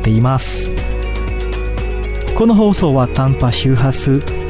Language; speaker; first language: Japanese; non-native, fluent; Indonesian